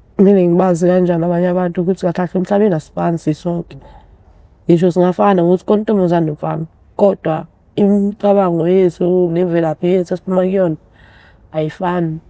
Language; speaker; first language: Zulu; early bilingual, other home language; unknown